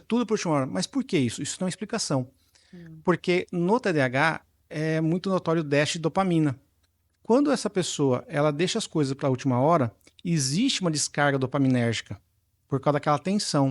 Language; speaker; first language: Portuguese; native; Portuguese